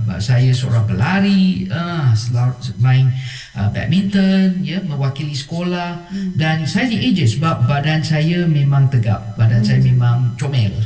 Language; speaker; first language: Malay; non-native, local second language; Chinese